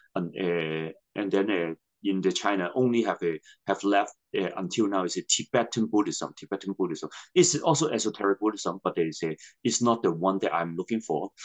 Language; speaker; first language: English; non-native, local second language; Cantonese